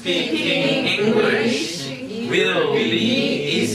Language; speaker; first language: English; non-native, fluent; Korean